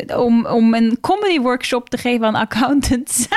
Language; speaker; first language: Dutch; non-native, fluent; Norwegian